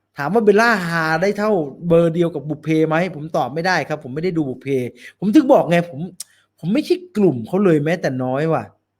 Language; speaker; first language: Thai; native; Thai